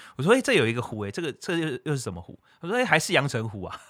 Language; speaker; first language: Chinese; native; Chinese